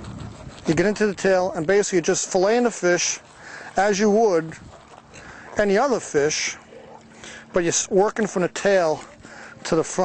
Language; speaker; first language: English; native; English